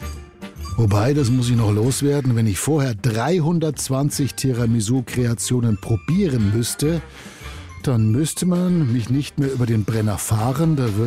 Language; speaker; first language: German; native; German